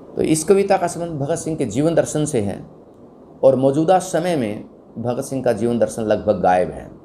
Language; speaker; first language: Hindi; native; Hindi